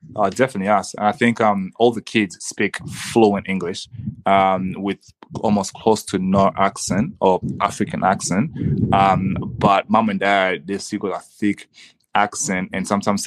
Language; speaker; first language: English; early bilingual, other home language; Swahili